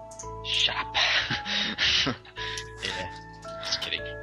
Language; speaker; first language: English; native; English